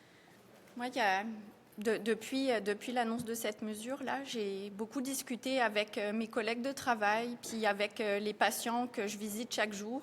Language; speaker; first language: French; native; French